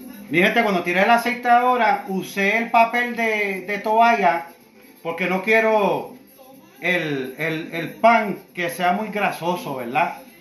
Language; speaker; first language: Spanish; early bilingual, heritage; Spanish